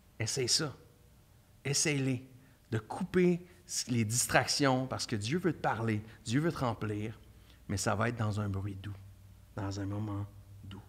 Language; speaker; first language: French; native; French